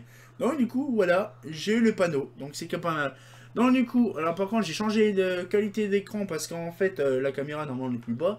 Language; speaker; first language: French; native; French